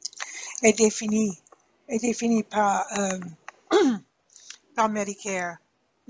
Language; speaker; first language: French; non-native, learner; English